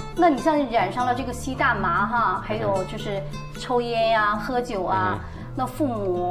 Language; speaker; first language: Chinese; native; Chinese